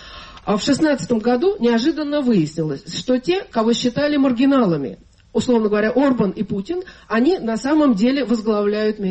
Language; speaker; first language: Russian; native; Russian